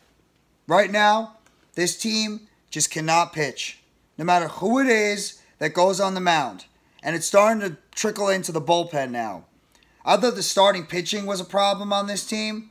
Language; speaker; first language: English; native; English